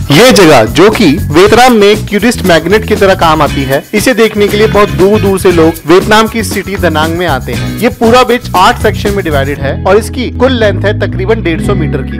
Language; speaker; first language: Hindi; native; Hindi